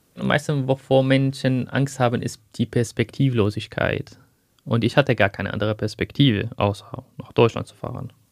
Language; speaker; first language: German; non-native, fluent; Arabic